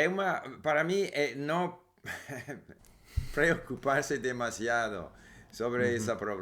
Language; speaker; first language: Spanish; non-native, fluent; English